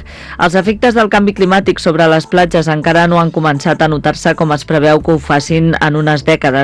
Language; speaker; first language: Catalan; native; Catalan